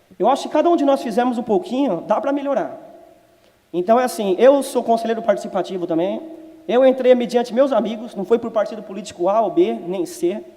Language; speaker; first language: Portuguese; native; Portuguese